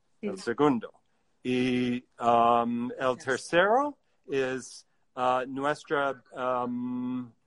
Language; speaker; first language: Spanish; non-native, learner; English